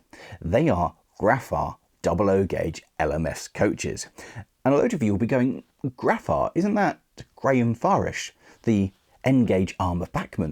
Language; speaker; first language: English; native; English